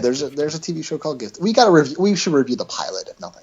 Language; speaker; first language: English; native; English